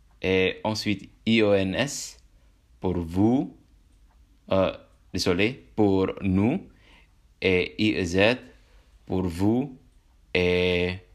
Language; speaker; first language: French; non-native, learner; Indonesian